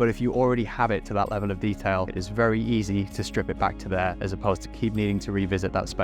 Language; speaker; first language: English; native; English